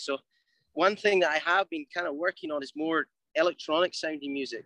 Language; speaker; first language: English; native; English